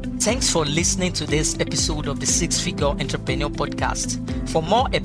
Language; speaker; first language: English; non-native, local second language; Yoruba